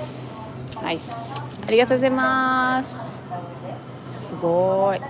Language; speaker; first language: Japanese; non-native, fluent; French